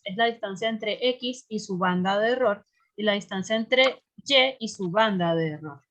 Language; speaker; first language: Spanish; native; Spanish